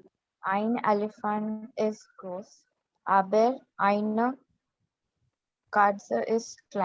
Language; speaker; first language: German; non-native, learner; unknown